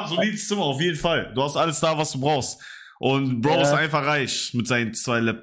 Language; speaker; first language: German; native; German